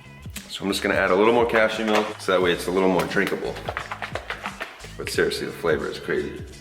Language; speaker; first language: English; native; English